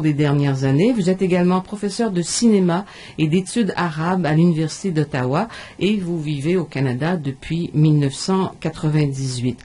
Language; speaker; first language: French; native; French